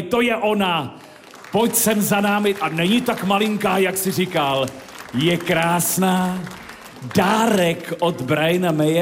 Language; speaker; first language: Czech; native; Czech